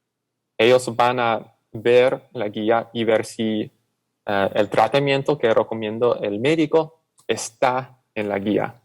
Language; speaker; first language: Spanish; non-native, fluent; English